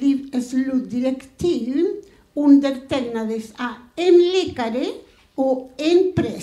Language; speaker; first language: Swedish; non-native, fluent; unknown